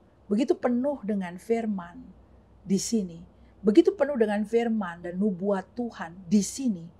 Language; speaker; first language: Indonesian; native; Indonesian